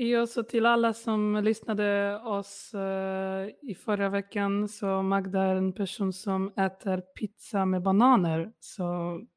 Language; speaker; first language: Swedish; non-native, fluent; Polish